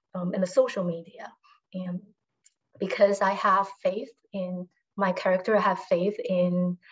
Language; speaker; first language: English; non-native, fluent; Chinese